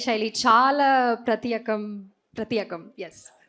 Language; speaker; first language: Telugu; non-native, learner; Malayalam